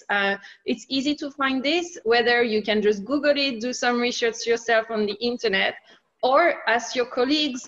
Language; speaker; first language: English; non-native, fluent; French